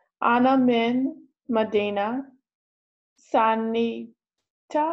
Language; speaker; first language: Arabic; non-native, learner; English